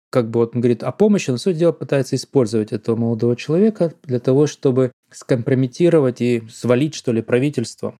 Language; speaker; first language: Russian; native; Russian